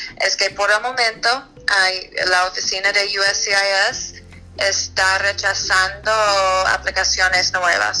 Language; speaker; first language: Spanish; non-native, fluent; English